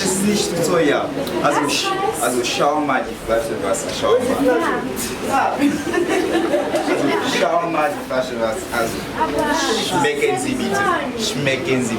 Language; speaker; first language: German; non-native, learner; French